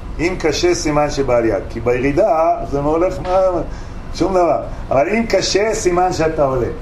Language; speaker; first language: Hebrew; native; Hebrew